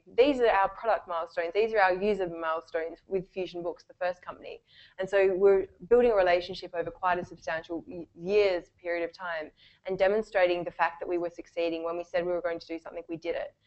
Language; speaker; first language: English; native; English